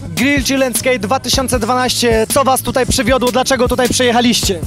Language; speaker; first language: Polish; native; Polish